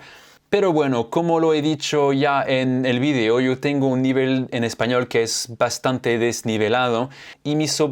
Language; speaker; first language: Spanish; non-native, fluent; French